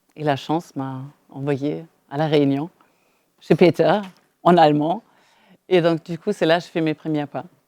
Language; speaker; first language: French; non-native, fluent; German